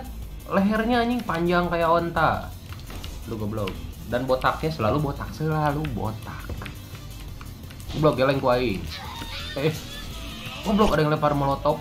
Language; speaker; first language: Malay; non-native, local second language; Sundanese